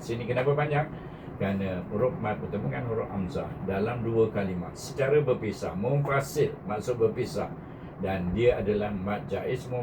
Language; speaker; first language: Malay; native; Malay